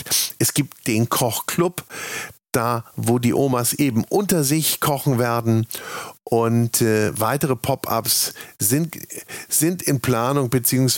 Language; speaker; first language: German; native; German